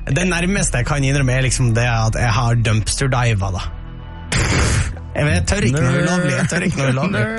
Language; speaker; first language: Norwegian; native; Norwegian